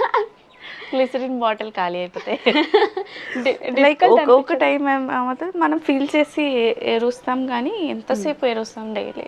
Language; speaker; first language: Telugu; non-native, learner; Bangla